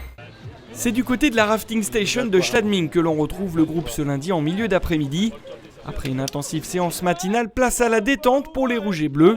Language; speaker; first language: French; native; French